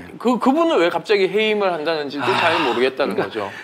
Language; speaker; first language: Korean; native; Korean